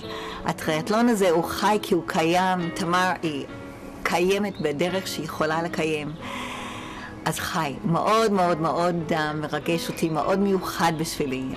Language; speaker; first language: Hebrew; non-native, fluent; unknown